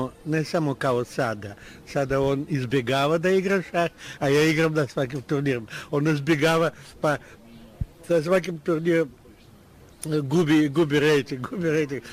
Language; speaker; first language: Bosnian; non-native, learner; Russian